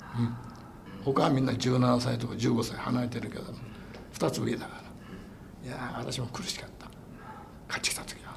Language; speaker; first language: Japanese; native; Japanese